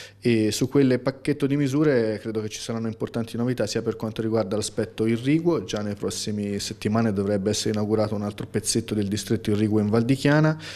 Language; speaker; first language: Italian; native; Italian